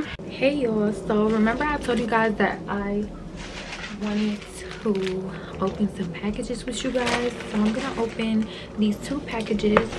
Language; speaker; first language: English; native; English